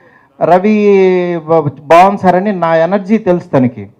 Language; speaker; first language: Telugu; native; Telugu